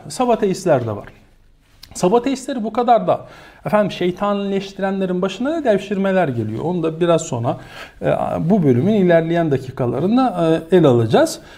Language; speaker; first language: Turkish; native; Turkish